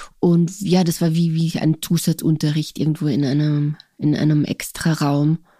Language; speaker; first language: German; non-native, local second language; Slovenian